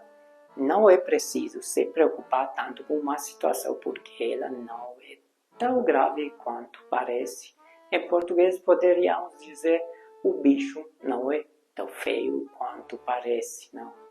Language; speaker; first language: Portuguese; non-native, fluent; Hungarian